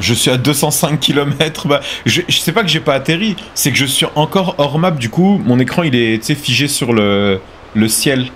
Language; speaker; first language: French; native; French